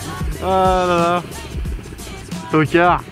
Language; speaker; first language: French; native; French